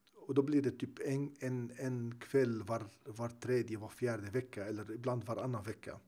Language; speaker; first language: Swedish; early bilingual, other home language; Turoyo